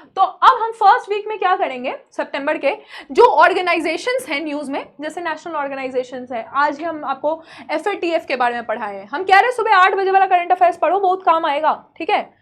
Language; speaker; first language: Hindi; native; Hindi